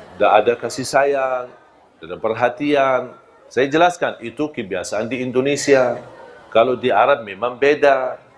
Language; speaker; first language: Malay; non-native, fluent; Arabic